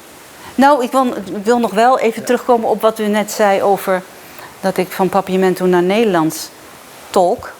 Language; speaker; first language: Dutch; non-native, local second language; Papiamento